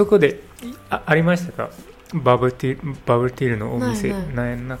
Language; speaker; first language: Japanese; non-native, learner; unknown